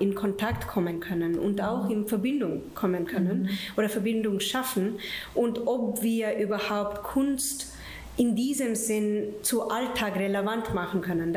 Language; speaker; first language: German; non-native, fluent; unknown